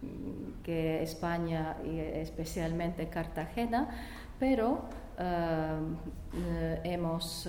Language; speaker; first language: Spanish; non-native, learner; Latvian